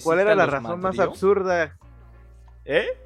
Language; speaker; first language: Spanish; native; Spanish